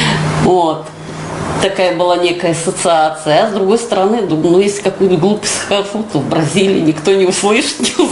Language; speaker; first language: Russian; native; Russian